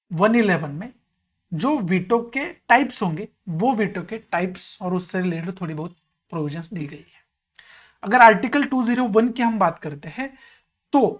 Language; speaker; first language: Hindi; non-native, local second language; Marathi